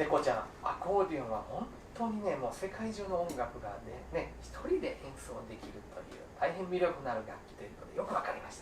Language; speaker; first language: Japanese; native; Japanese